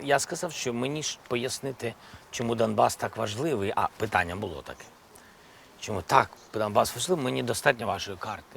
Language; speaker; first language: Ukrainian; non-native, local second language; Russian